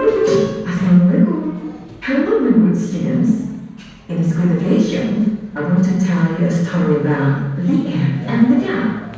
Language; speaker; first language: English; non-native, learner; Indonesian